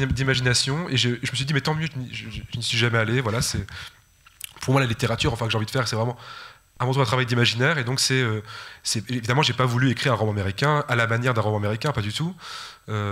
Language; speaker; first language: French; native; French